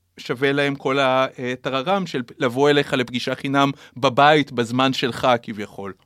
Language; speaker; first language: Hebrew; native; Hebrew